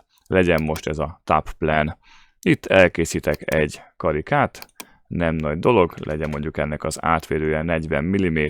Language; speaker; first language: Hungarian; native; Hungarian